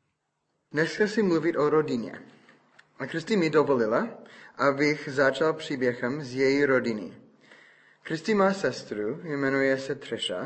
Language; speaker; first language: Czech; non-native, fluent; English